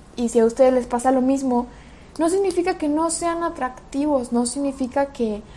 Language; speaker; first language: Spanish; early bilingual, other home language; Russian